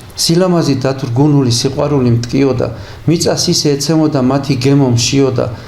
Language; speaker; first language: Georgian; native; Georgian